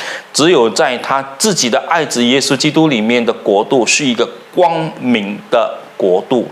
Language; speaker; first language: Chinese; native; Chinese